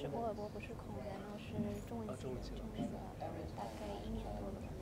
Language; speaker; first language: Chinese; non-native, learner; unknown